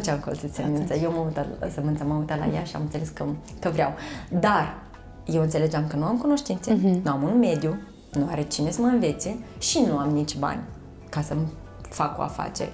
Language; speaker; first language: Romanian; native; Romanian